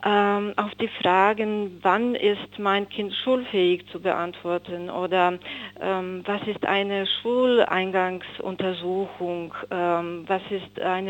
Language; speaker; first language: German; non-native, fluent; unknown